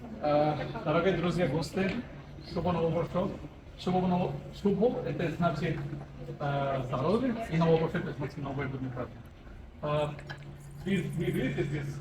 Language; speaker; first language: Russian; non-native, learner; Bangla